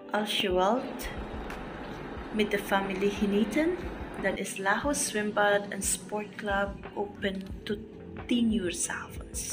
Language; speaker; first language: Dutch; non-native, learner; Filipino